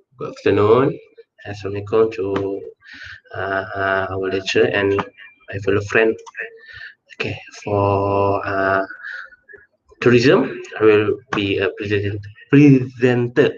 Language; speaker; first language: English; non-native, local second language; Malay